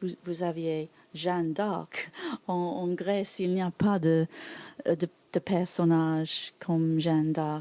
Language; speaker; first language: French; non-native, learner; English